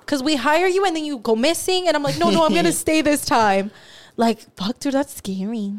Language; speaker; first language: English; early bilingual, other home language; Spanish